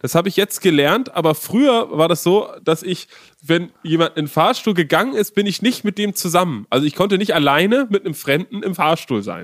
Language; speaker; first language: German; native; German